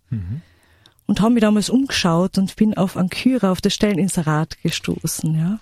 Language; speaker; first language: German; native; German